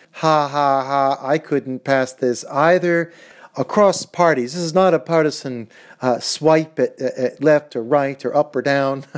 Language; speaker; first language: English; native; English